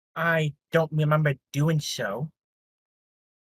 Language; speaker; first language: English; native; English